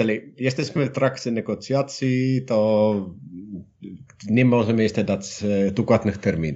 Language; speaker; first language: Polish; non-native, learner; Finnish